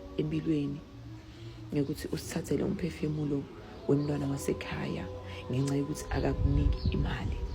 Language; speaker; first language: Zulu; non-native, local second language; Swati